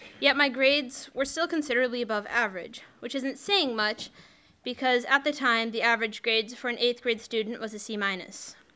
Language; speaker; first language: English; native; English